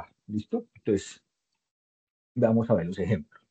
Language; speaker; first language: Spanish; native; Spanish